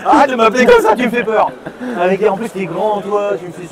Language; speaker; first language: French; native; French